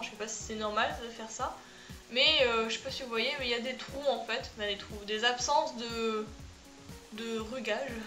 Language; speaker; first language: French; native; French